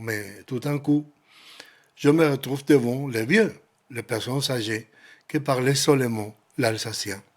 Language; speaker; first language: French; non-native, learner; Spanish